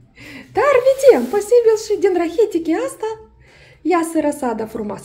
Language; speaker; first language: Romanian; non-native, learner; Russian